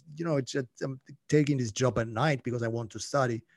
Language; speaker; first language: English; non-native, fluent; Italian